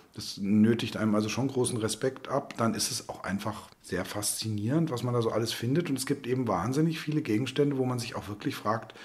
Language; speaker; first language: German; native; German